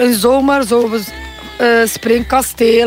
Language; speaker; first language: Dutch; non-native, learner; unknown